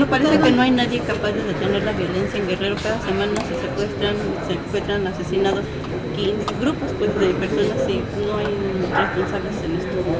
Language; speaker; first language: Spanish; native; Spanish